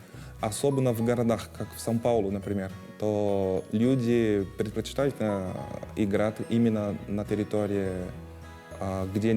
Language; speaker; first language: Russian; non-native, fluent; Portuguese